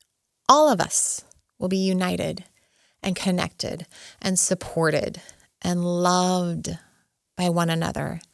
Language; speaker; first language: English; native; English